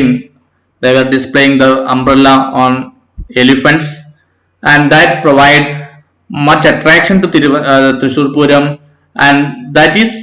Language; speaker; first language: English; non-native, local second language; Malayalam